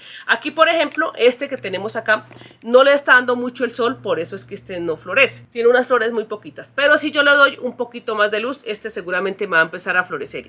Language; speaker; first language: Spanish; native; Spanish